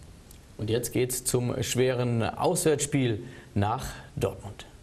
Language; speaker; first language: German; native; German